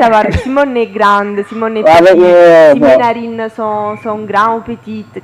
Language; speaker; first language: French; non-native, fluent; Italian